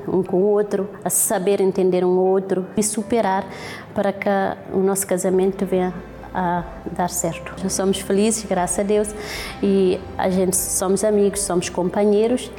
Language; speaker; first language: Portuguese; non-native, local second language; Kabuverdianu